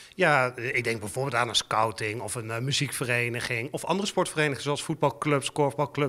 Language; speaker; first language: Dutch; native; Dutch